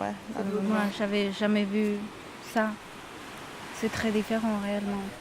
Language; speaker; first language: French; non-native, fluent; Spanish